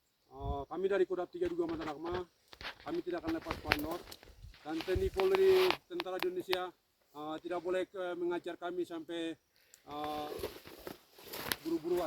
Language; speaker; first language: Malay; non-native, local second language; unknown